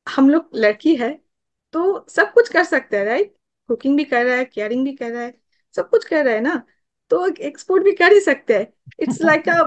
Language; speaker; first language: Hindi; non-native, local second language; Bangla